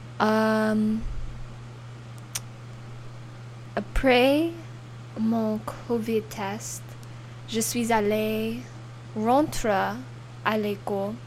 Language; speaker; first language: French; non-native, learner; English